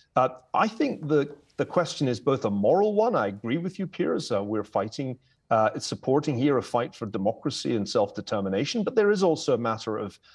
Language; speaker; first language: English; native; English